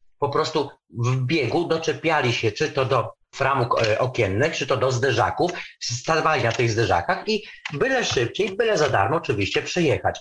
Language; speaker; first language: Polish; native; Polish